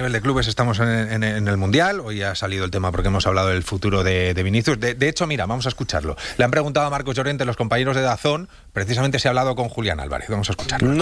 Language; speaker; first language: Spanish; native; Spanish